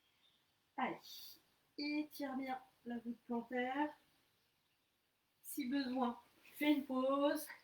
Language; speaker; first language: French; native; French